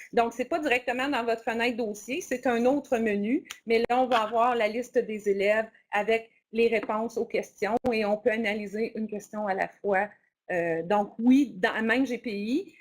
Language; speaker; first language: French; native; French